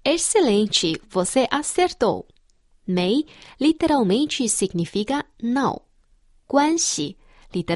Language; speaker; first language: Portuguese; non-native, fluent; Chinese